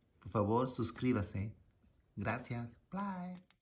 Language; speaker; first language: Spanish; early bilingual, heritage; Spanish